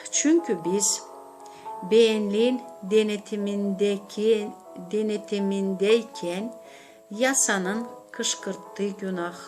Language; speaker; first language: Turkish; non-native, learner; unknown